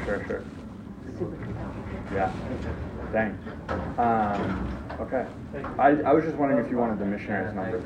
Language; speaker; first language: English; native; English